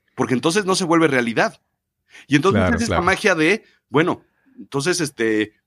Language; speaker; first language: Spanish; native; Spanish